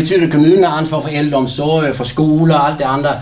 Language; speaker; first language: Swedish; non-native, fluent; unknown